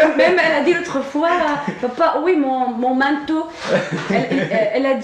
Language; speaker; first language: French; non-native, learner; Arabic